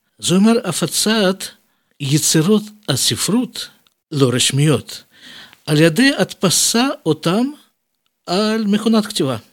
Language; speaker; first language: Hebrew; non-native, fluent; Russian